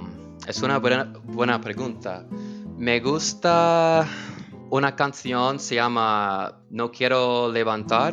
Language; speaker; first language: Spanish; non-native, learner; English